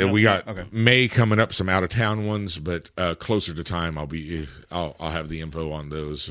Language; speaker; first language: English; native; English